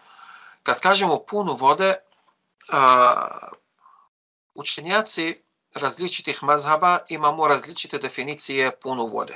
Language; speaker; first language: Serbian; non-native, fluent; Arabic